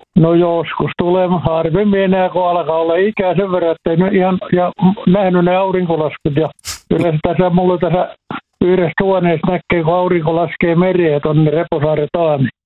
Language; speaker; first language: Finnish; native; Finnish